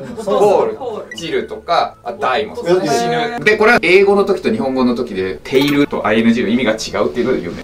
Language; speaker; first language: Japanese; native; Japanese